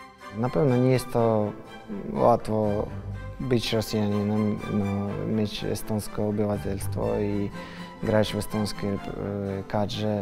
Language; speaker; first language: Polish; non-native, learner; Russian